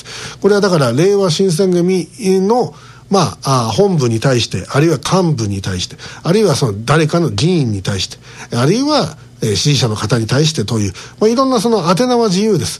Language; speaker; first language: Japanese; native; Japanese